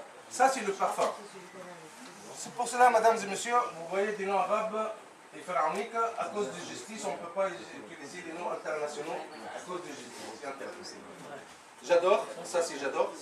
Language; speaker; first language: French; non-native, fluent; Arabic